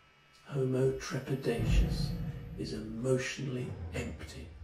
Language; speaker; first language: English; native; English